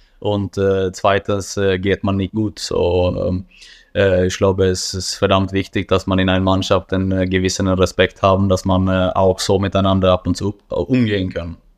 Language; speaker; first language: German; non-native, fluent; Swedish